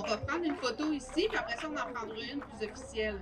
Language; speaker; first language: French; native; French